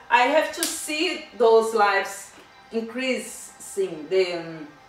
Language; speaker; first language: English; non-native, fluent; Portuguese